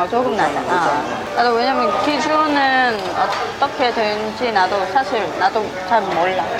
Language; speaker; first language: Korean; non-native, learner; Vietnamese